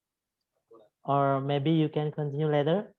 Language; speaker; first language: English; non-native, fluent; Indonesian